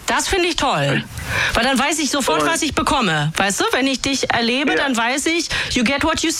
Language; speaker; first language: German; native; German